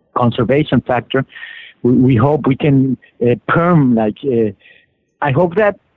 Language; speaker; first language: English; non-native, fluent; Spanish